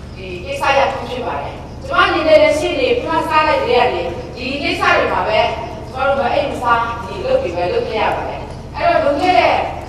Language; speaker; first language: Burmese; non-native, local second language; Kachin